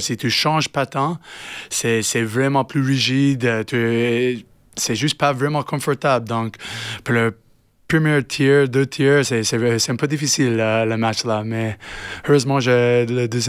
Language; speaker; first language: French; non-native, learner; English